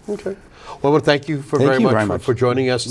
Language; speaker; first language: English; native; English